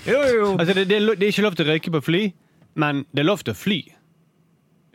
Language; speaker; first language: Norwegian; native; Norwegian